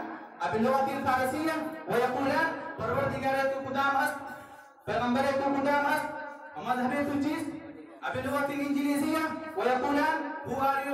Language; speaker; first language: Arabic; non-native, fluent; Urdu